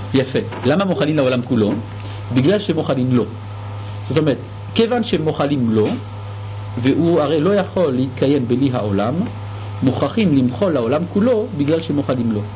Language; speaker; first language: Hebrew; non-native, fluent; French